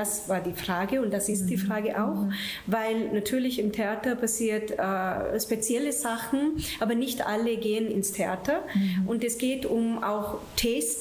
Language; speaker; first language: German; non-native, fluent; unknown